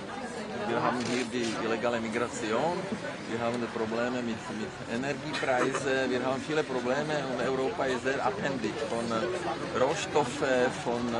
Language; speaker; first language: German; non-native, fluent; Czech